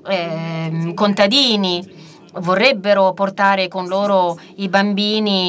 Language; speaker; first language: Italian; non-native, fluent; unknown